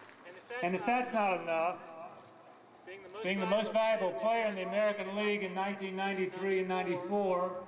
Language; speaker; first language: English; native; English